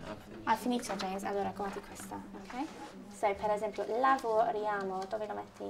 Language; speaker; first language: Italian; non-native, fluent; English